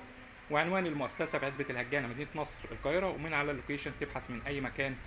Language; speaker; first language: Arabic; native; Arabic